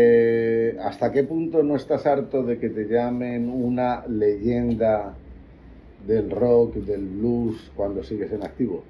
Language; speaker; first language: Spanish; native; Spanish